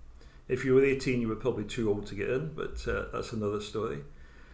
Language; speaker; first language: English; native; English